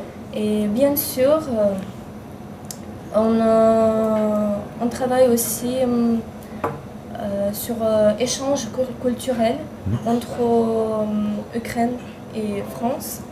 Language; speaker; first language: French; non-native, fluent; Ukrainian